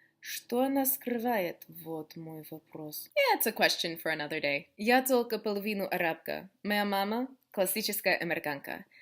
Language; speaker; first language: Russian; non-native, learner; English